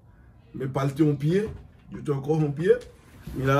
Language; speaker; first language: Spanish; non-native, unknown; Haitian Creole